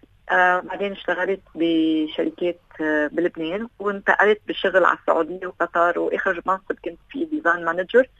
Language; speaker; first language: Arabic; native; Arabic